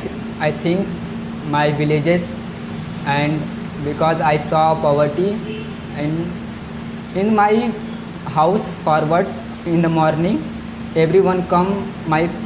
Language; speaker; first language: English; non-native, learner; Hindi